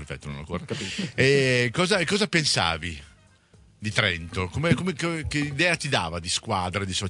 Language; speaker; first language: Italian; native; Italian